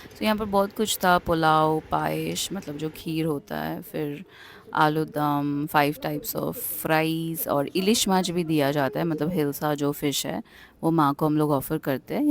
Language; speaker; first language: Hindi; non-native, local second language; Bangla